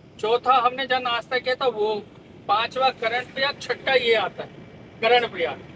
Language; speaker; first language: Hindi; non-native, local second language; Bangla